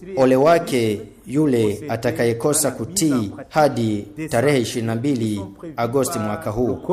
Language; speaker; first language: Swahili; non-native, local second language; Rundi